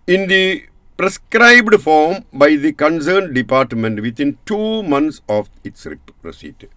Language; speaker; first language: English; non-native, local second language; Malayalam